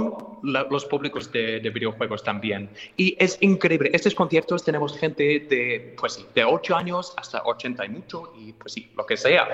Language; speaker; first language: Spanish; non-native, fluent; English